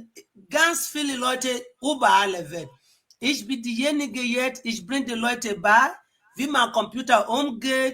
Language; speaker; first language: German; non-native, fluent; Igbo